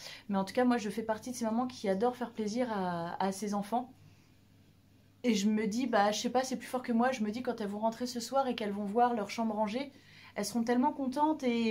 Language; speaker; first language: French; native; French